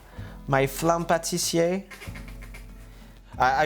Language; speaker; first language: English; non-native, learner; French